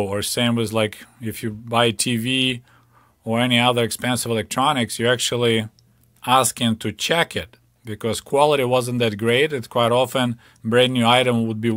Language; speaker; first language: English; non-native, fluent; Ukrainian